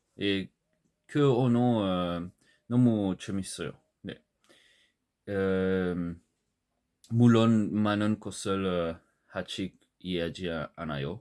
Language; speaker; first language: Korean; non-native, learner; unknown